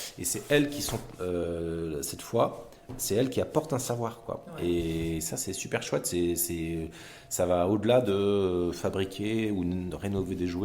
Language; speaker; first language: French; native; French